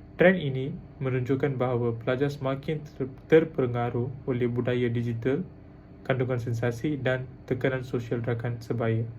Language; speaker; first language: Malay; non-native, local second language; Tamil